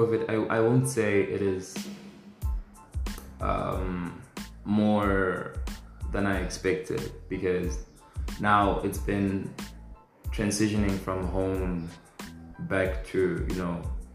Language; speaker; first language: English; non-native, local second language; Tswana